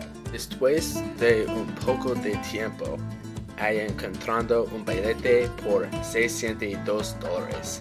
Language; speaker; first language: Spanish; non-native, learner; English